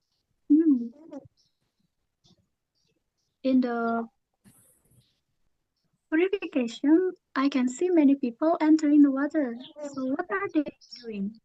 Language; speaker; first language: English; non-native, learner; Indonesian